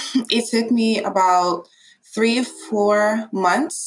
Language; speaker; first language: English; non-native, local second language; Igbo